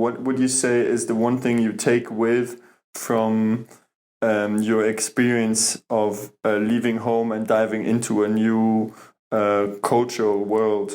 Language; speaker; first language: English; non-native, fluent; German